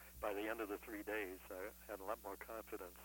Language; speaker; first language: English; native; English